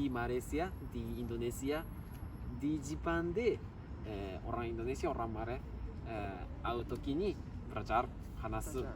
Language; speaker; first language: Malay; non-native, learner; Japanese